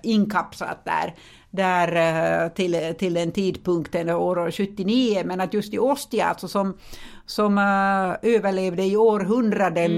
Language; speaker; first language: Swedish; non-native, fluent; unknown